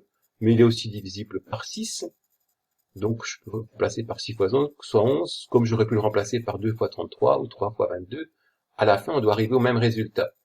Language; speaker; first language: French; native; French